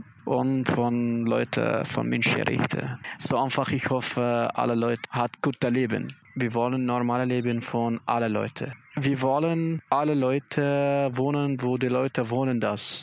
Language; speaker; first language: German; non-native, learner; Arabic